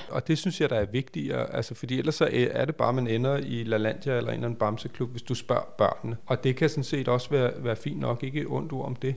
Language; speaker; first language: Danish; native; Danish